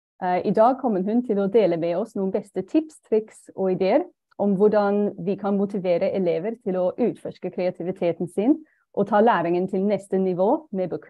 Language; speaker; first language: Norwegian; non-native, fluent; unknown